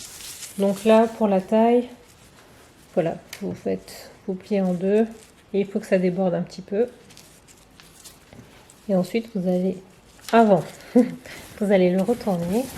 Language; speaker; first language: French; native; French